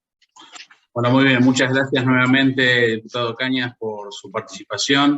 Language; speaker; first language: Spanish; native; Spanish